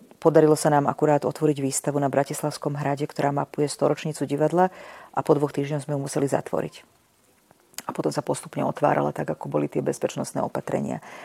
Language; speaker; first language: Slovak; native; Slovak